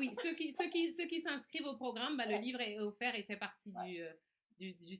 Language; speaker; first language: French; native; French